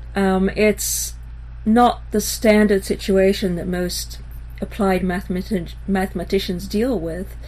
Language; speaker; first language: English; early bilingual, other home language; Hebrew